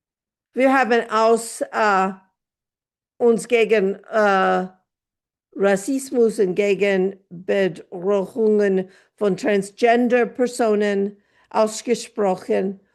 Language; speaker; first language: German; non-native, fluent; English